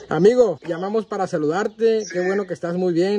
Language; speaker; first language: Spanish; native; Spanish